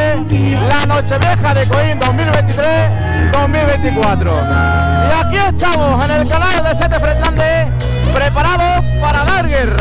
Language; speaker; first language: Spanish; native; Spanish